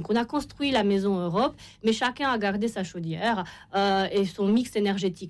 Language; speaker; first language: French; non-native, fluent; Romanian